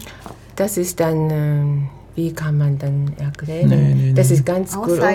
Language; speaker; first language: German; non-native, fluent; Japanese